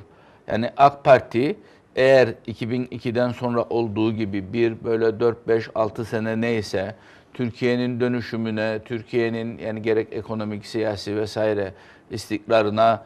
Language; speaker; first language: Turkish; native; Turkish